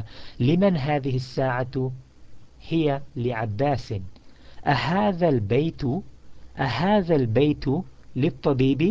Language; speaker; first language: Arabic; non-native, fluent; English